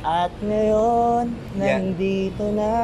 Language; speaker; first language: Filipino; native; Filipino